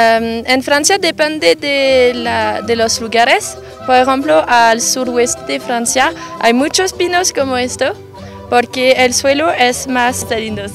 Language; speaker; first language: Spanish; non-native, learner; French